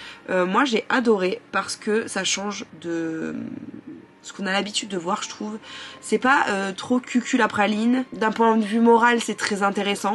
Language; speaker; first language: French; native; French